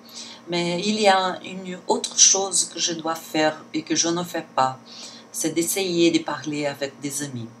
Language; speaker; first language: French; non-native, learner; Portuguese